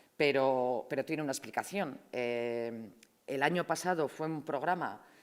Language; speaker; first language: Spanish; native; Spanish